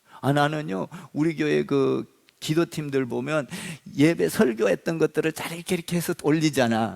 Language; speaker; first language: Korean; native; Korean